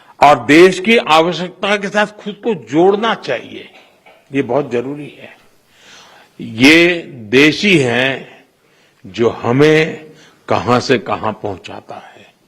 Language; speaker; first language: Hindi; non-native, local second language; Gujarati